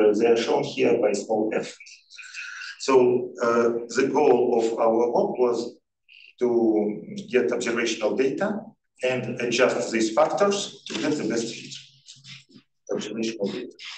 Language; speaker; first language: English; non-native, fluent; Russian